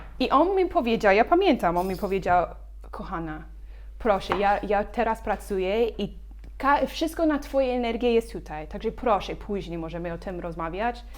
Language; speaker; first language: Polish; non-native, learner; English